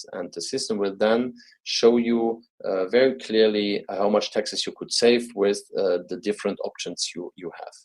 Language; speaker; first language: English; non-native, fluent; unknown